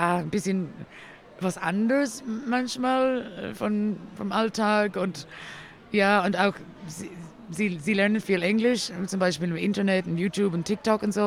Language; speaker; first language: German; non-native, learner; English